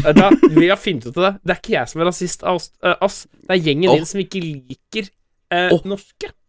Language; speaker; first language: Norwegian; native; Norwegian